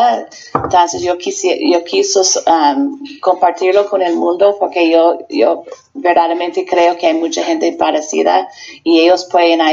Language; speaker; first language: Spanish; non-native, fluent; English